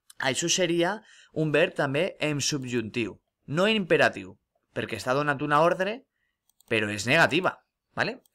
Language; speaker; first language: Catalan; non-native, local second language; Spanish